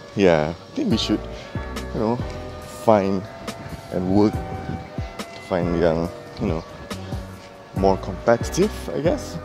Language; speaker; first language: English; non-native, local second language; Malay